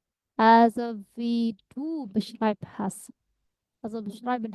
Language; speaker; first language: German; non-native, fluent; Indonesian